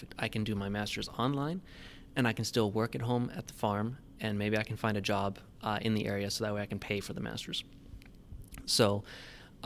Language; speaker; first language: English; native; English